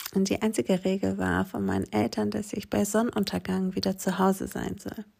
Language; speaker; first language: German; non-native, fluent; Greek